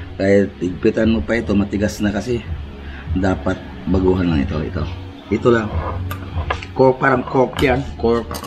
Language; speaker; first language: Filipino; non-native, local second language; Cebuano